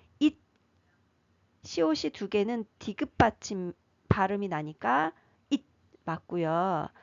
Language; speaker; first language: Korean; native; Korean